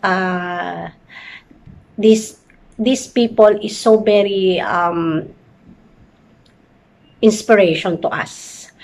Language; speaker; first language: English; non-native, local second language; Filipino